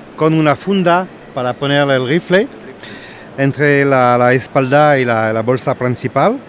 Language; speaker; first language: Spanish; non-native, learner; French